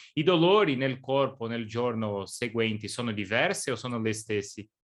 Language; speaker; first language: Italian; non-native, learner; Portuguese